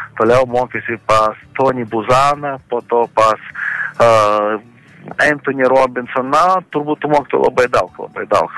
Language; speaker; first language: Lithuanian; early bilingual, heritage; Lithuanian